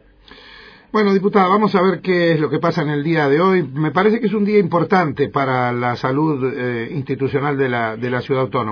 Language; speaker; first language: Spanish; native; Spanish